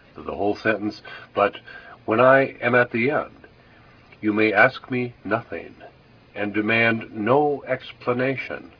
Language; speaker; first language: English; native; English